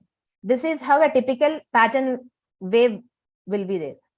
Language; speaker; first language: English; non-native, local second language; Tamil